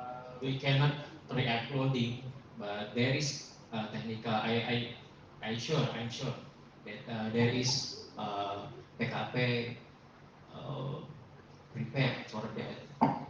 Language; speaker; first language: English; non-native, learner; Indonesian